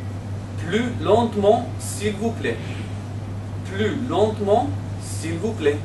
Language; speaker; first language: French; non-native, fluent; Hebrew